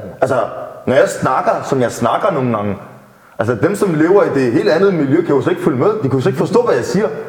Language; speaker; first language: Danish; native; Danish